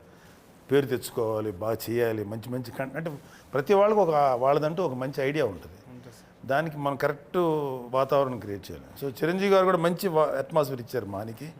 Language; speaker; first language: Telugu; native; Telugu